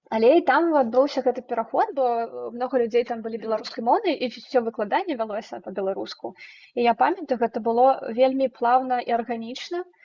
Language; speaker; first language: Belarusian; non-native, local second language; Russian